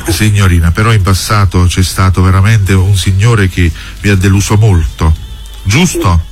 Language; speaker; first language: Italian; native; Italian